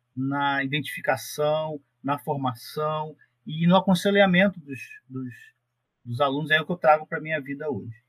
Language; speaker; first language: Portuguese; native; Portuguese